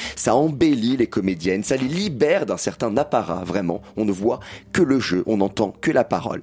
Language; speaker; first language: French; native; French